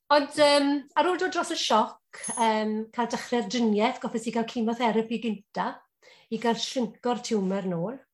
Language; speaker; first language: Welsh; native; Welsh